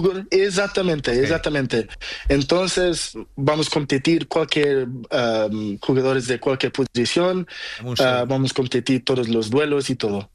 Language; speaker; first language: Spanish; non-native, learner; Portuguese